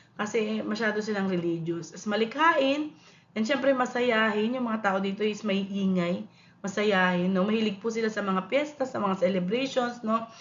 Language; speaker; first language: Filipino; non-native, local second language; Pampanga